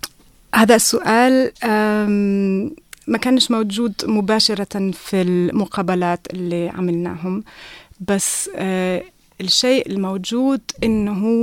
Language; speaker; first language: Arabic; non-native, fluent; German